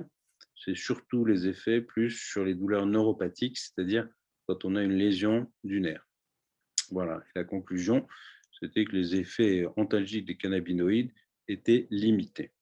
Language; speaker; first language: French; native; French